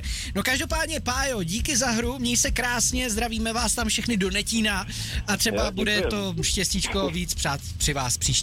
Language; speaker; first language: Czech; native; Czech